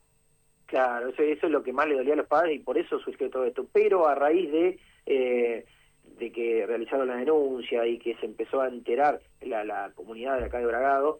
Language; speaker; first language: Spanish; native; Spanish